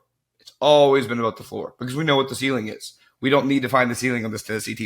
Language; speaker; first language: English; native; English